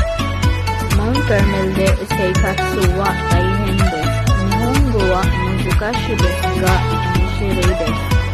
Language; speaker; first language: Japanese; non-native, learner; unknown